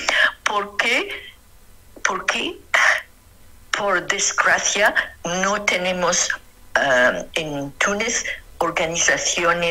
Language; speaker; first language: Spanish; non-native, fluent; Arabic